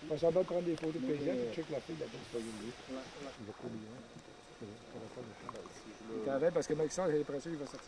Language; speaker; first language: French; native; French